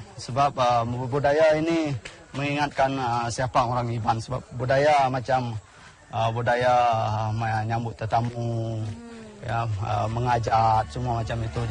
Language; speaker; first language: Malay; non-native, local second language; Iban